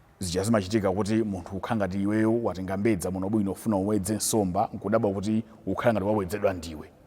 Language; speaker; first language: Nyanja; native; Nyanja